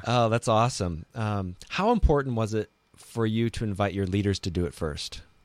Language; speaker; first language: English; native; English